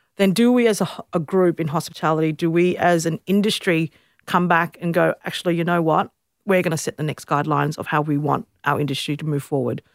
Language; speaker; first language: English; native; English